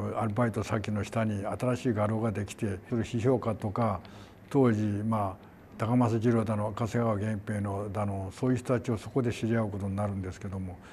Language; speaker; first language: Japanese; non-native, fluent; Korean